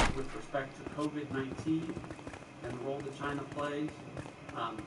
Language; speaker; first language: English; native; English